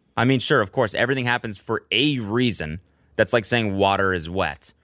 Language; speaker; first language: English; native; English